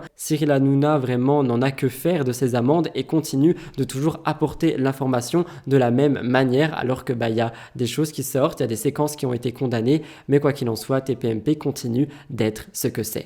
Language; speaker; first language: French; native; French